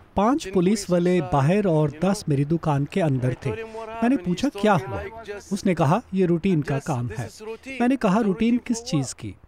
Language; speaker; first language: Urdu; native; Urdu